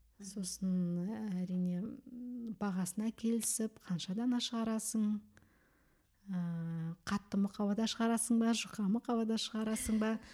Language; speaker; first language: Kazakh; early bilingual, heritage; Kazakh